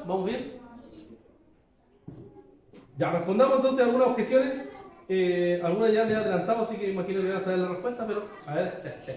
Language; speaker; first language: Spanish; native; Spanish